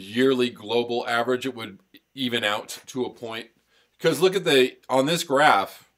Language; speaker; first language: English; native; English